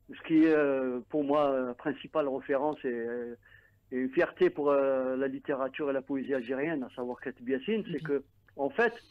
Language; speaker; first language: French; non-native, local second language; Arabic